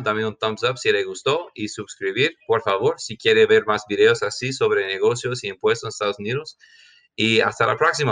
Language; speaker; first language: Spanish; non-native, fluent; English